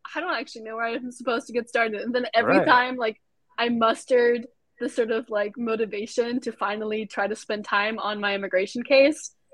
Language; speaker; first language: English; non-native, fluent; German